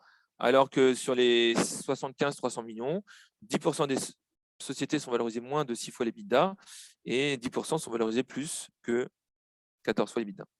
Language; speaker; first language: French; native; French